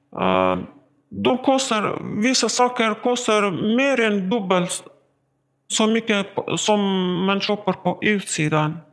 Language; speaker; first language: Swedish; non-native, learner; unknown